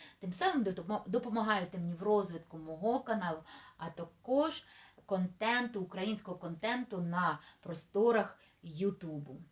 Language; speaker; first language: Ukrainian; non-native, local second language; Russian